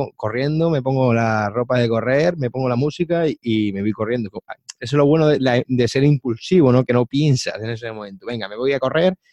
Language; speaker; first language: Spanish; native; Spanish